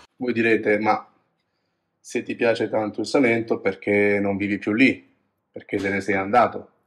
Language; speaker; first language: Italian; native; Italian